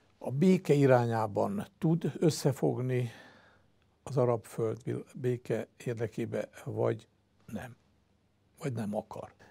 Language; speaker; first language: Hungarian; native; Hungarian